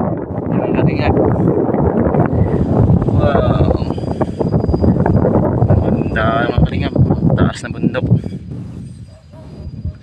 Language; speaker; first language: Filipino; non-native, local second language; Kinaray-a